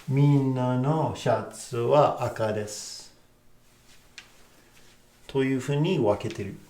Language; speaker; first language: Japanese; non-native, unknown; English